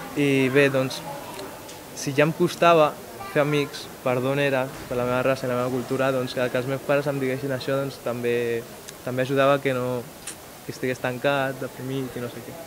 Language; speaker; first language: Catalan; early bilingual, other home language; Arabic